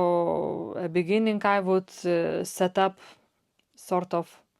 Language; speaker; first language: English; non-native, fluent; Lithuanian